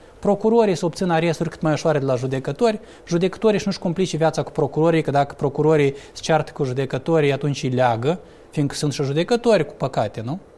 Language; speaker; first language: Romanian; native; Romanian